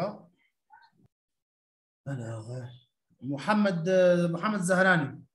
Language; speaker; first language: French; non-native, fluent; Arabic